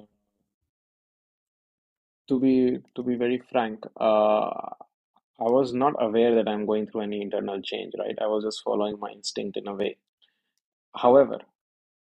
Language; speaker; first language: English; non-native, local second language; Hindi